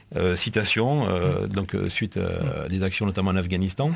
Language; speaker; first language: French; native; French